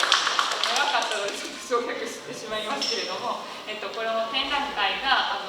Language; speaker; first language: Japanese; native; Japanese